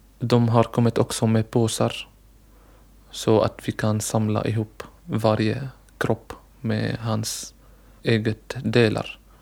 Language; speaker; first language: Swedish; non-native, learner; Arabic